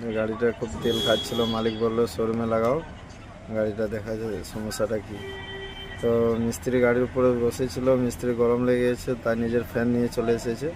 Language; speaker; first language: Bangla; non-native, local second language; Santali